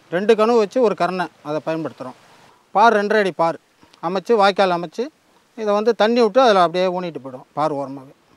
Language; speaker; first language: Tamil; native; Tamil